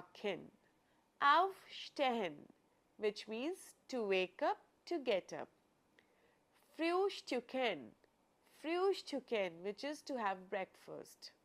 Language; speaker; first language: German; non-native, fluent; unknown